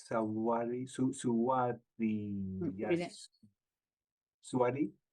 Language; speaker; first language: Japanese; non-native, learner; English